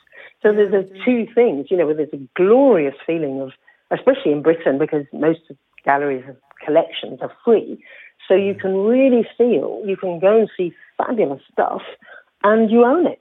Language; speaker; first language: English; native; English